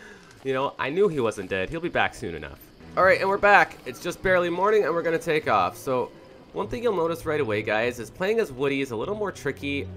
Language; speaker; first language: English; native; English